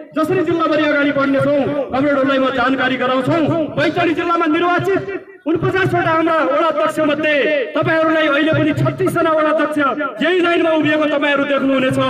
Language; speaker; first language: Nepali; native; Nepali